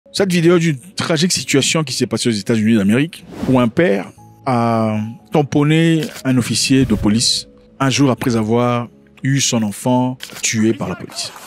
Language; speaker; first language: French; non-native, local second language; Lingala